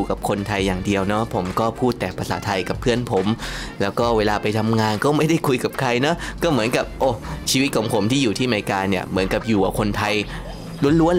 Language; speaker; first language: Thai; native; Thai